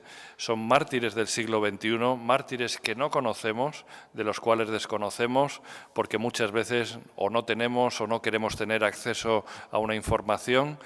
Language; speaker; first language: Spanish; native; Spanish